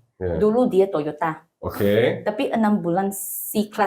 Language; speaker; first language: Indonesian; non-native, learner; Malay